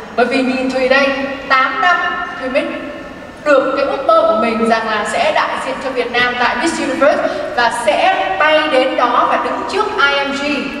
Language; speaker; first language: Vietnamese; native; Vietnamese